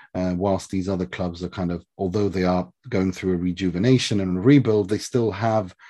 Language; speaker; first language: English; early bilingual, other home language; Swedish